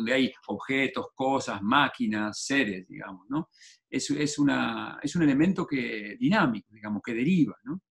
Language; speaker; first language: Spanish; native; Spanish